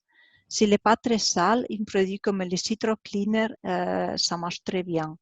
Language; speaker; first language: French; non-native, learner; Spanish